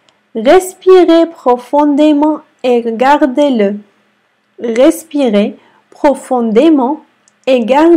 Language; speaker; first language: French; non-native, fluent; Arabic